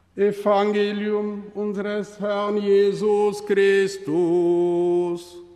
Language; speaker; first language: German; non-native, fluent; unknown